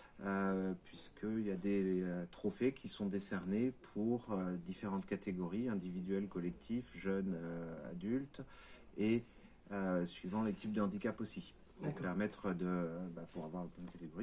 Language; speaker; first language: French; native; French